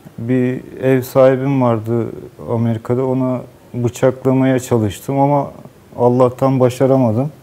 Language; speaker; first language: Turkish; native; Turkish